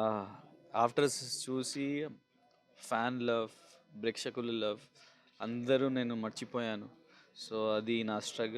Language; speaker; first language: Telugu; non-native, local second language; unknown